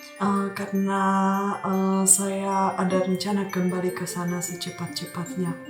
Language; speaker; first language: Indonesian; non-native, fluent; Czech